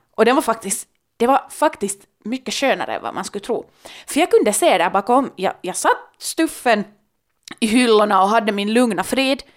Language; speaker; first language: Swedish; native; Swedish